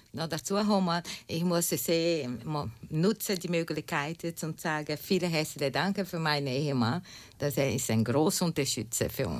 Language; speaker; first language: German; non-native, learner; Portuguese